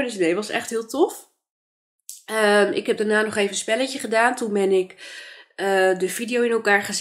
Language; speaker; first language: Dutch; native; Dutch